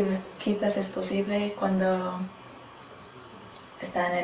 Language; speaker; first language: Spanish; non-native, learner; English